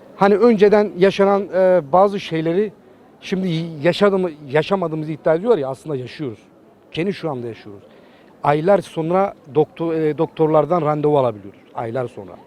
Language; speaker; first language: Turkish; early bilingual, heritage; Turkish